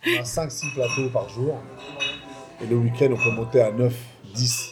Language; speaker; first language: French; native; French